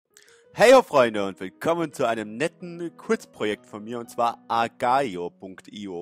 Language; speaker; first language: German; native; German